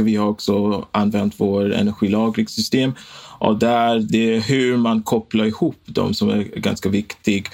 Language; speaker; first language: Swedish; non-native, fluent; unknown